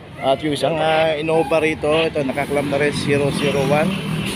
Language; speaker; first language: Filipino; native; Filipino